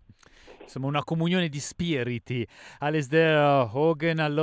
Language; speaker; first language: Italian; native; Italian